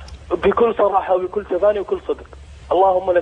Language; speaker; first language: Arabic; native; Arabic